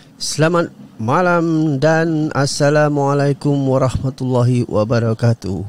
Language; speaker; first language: Malay; native; Malay